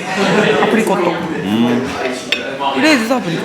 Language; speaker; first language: Japanese; native; Japanese